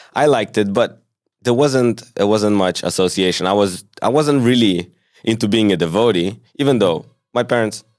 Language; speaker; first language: English; early bilingual, other home language; Hebrew